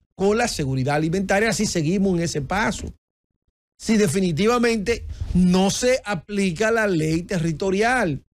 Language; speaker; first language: Spanish; native; Spanish